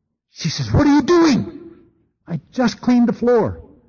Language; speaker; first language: English; native; English